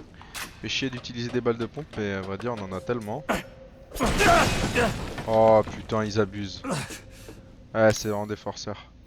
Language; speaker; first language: French; native; French